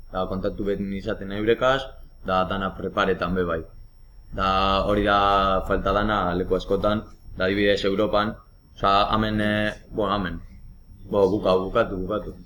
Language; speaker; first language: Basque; native; Basque